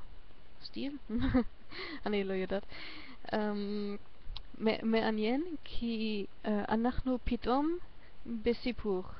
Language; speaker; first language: Hebrew; non-native, learner; German